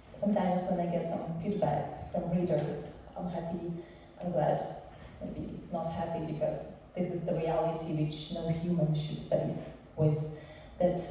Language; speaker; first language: English; non-native, fluent; Ukrainian